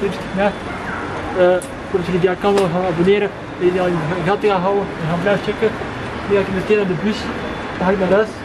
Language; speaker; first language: Dutch; non-native, local second language; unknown